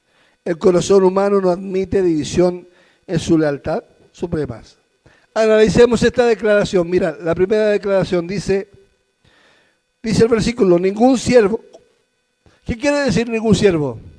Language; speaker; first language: Spanish; native; Spanish